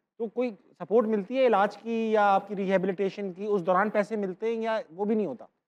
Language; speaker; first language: Urdu; native; Urdu